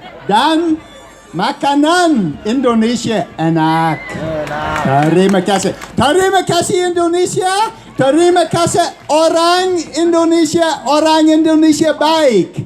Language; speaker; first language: Indonesian; non-native, learner; Dutch